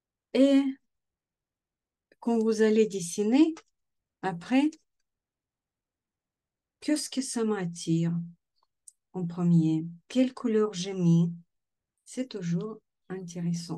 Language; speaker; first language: French; non-native, fluent; Russian